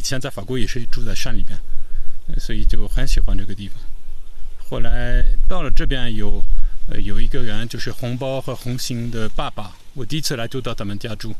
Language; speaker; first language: Chinese; non-native, fluent; French